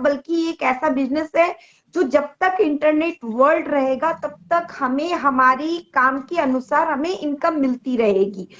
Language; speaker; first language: Hindi; native; Hindi